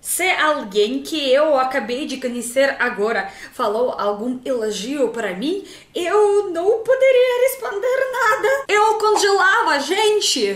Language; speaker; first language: Portuguese; non-native, fluent; Russian